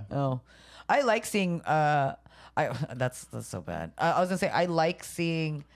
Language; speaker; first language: English; early bilingual, other home language; Filipino